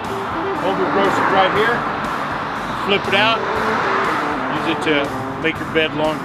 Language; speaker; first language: English; native; English